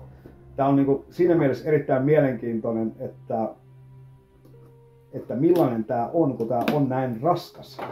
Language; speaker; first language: Finnish; native; Finnish